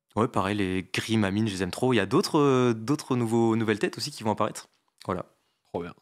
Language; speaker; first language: French; native; French